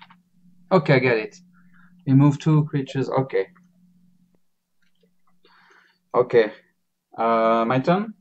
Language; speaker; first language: English; non-native, learner; Spanish